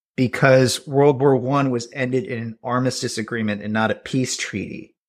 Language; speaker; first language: English; native; English